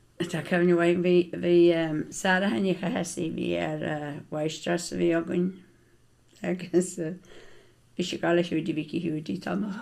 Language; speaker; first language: Irish; native; Irish